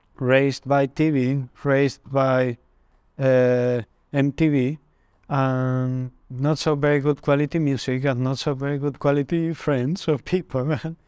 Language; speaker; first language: English; non-native, fluent; Spanish